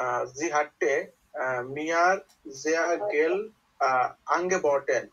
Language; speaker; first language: German; non-native, learner; Bangla